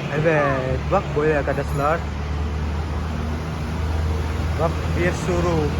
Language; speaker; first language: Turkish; non-native, learner; Indonesian